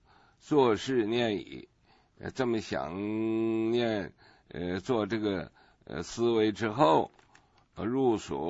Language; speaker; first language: Chinese; native; Chinese